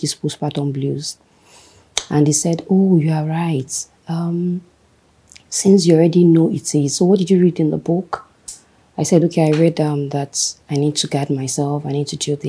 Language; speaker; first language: English; non-native, local second language; Yoruba